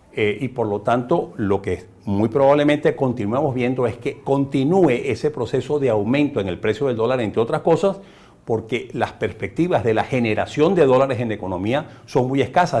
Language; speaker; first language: Spanish; native; Spanish